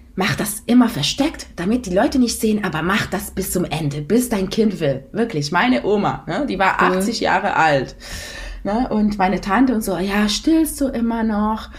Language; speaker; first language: German; non-native, fluent; Italian